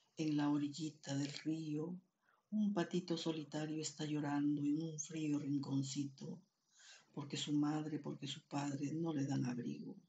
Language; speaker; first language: Spanish; non-native, local second language; Quechua